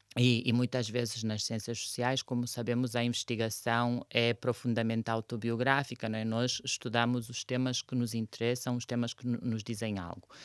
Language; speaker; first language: Portuguese; non-native, fluent; Romanian